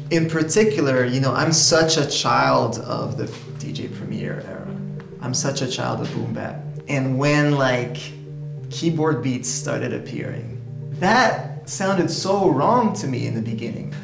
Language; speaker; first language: English; native; English